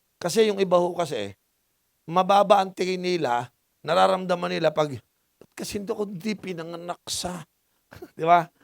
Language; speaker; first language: Filipino; non-native, local second language; Cebuano